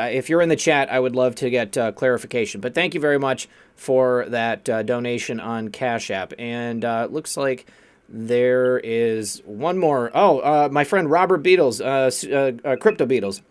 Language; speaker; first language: English; native; English